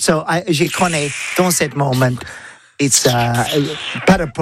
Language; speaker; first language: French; non-native, learner; English